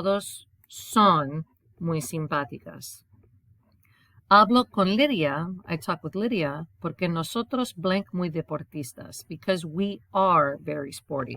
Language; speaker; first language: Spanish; non-native, fluent; English